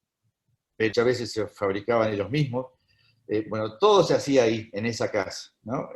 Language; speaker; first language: Spanish; native; Spanish